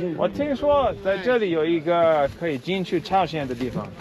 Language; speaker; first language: Chinese; non-native, learner; English